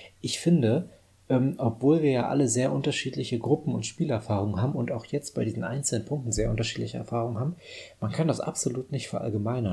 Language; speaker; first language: German; native; German